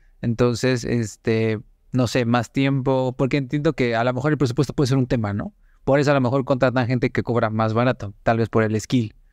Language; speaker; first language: Spanish; native; Spanish